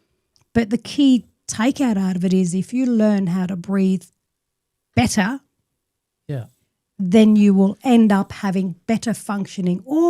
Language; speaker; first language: English; native; English